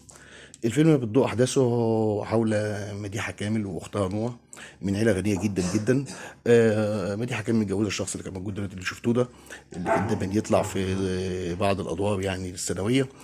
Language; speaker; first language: Arabic; native; Arabic